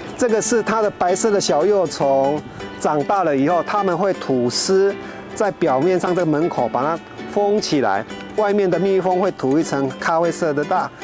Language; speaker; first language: Chinese; native; Chinese